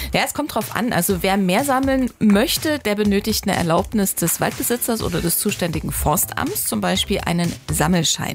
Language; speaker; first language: German; native; German